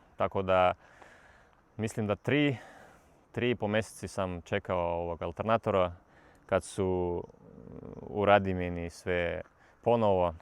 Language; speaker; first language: Bosnian; non-native, learner; Russian